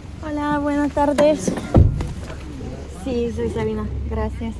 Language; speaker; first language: Spanish; non-native, learner; English